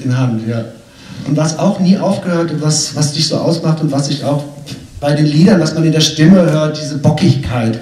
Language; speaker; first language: German; native; German